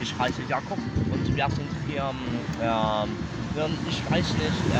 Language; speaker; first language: German; non-native, learner; Spanish